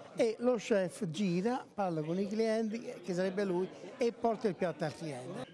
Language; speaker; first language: Italian; native; Italian